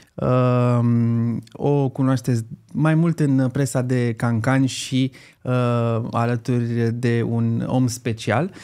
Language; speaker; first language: Romanian; native; Romanian